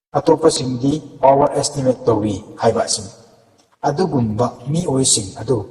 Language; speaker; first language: Manipuri; non-native, local second language; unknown